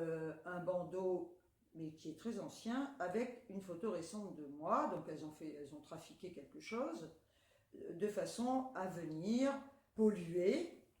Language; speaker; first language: French; native; French